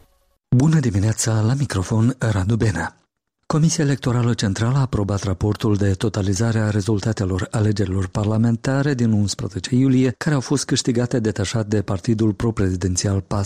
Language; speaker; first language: Romanian; native; Romanian